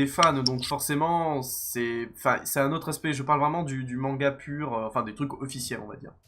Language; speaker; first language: French; native; French